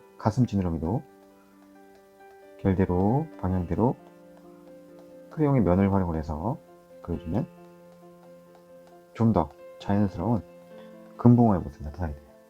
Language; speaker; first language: Korean; native; Korean